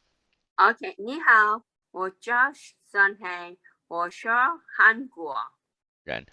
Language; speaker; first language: Chinese; non-native, learner; Korean